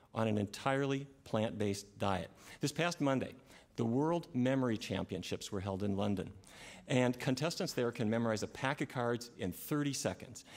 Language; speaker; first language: English; native; English